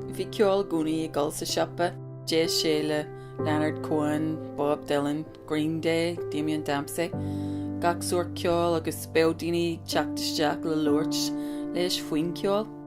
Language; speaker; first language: Irish; non-native, local second language; English